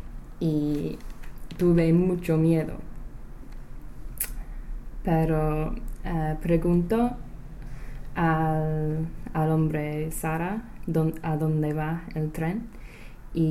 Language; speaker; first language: Spanish; non-native, learner; English